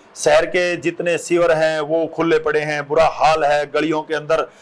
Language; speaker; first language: Hindi; native; Hindi